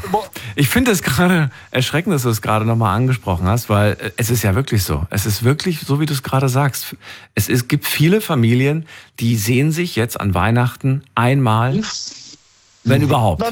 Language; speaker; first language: German; native; German